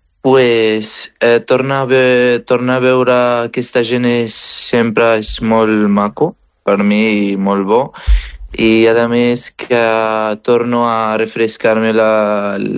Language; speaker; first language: Catalan; non-native, fluent; Arabic